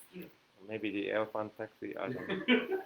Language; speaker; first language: English; non-native, fluent; Japanese